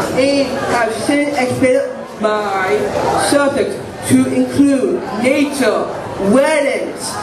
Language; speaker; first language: English; native; English